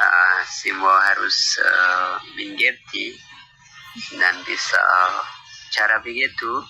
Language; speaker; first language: Indonesian; non-native, learner; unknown